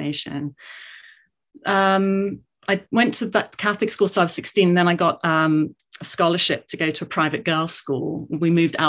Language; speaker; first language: English; native; English